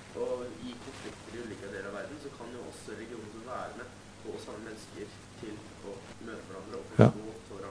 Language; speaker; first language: Norwegian; native; Norwegian